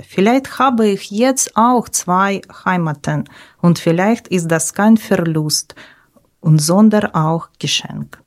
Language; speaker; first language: German; non-native, learner; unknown